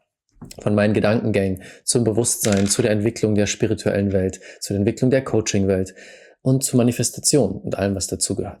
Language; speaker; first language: German; native; German